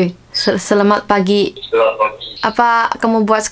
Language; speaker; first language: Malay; non-native, local second language; Chinese